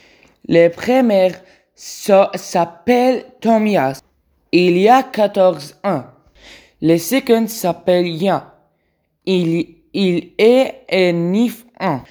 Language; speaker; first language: French; non-native, learner; Arabic